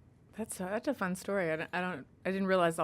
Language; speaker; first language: English; native; English